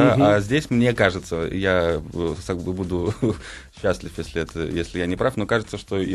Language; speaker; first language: Russian; native; Russian